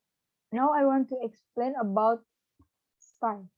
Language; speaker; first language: English; non-native, learner; Balinese